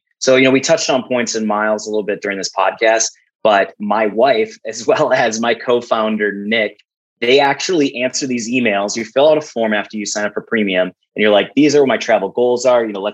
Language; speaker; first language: English; native; English